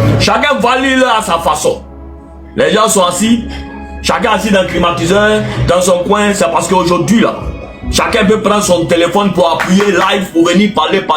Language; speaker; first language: French; non-native, local second language; Arabic